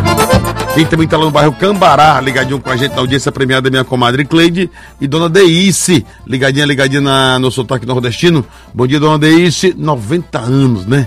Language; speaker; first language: Portuguese; native; Portuguese